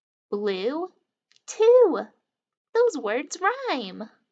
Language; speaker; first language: English; native; English